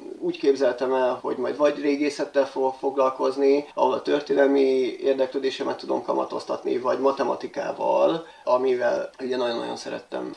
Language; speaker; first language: Hungarian; native; Hungarian